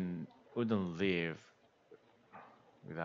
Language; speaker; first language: English; non-native, learner; Korean